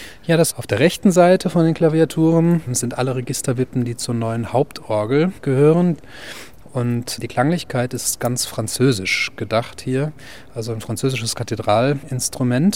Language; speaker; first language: German; native; German